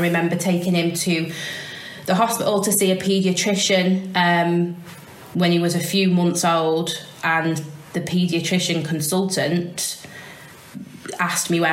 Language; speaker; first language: English; native; English